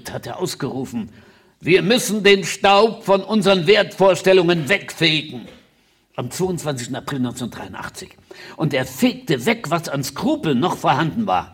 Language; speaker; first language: German; native; German